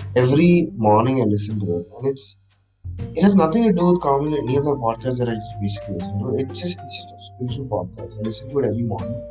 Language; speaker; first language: English; non-native, local second language; Malayalam